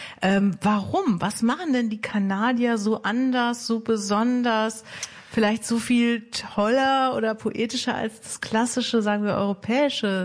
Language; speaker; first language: German; native; German